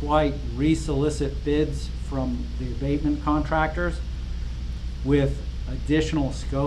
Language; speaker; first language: English; native; English